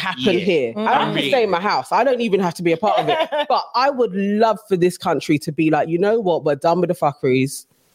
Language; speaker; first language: English; native; English